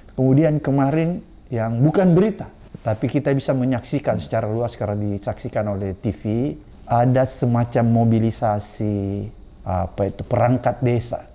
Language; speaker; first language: Indonesian; native; Indonesian